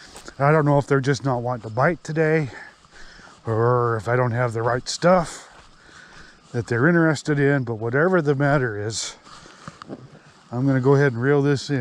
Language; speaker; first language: English; native; English